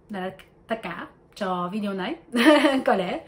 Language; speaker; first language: Vietnamese; non-native, learner; French